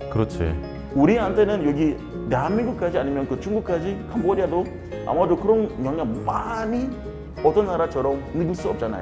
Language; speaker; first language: Korean; non-native, learner; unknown